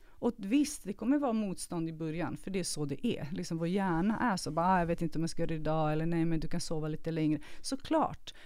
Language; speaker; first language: Swedish; early bilingual, other home language; Serbian